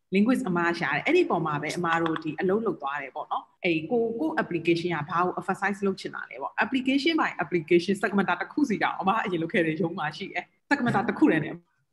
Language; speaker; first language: Burmese; native; Burmese